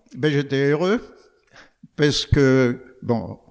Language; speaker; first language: French; native; French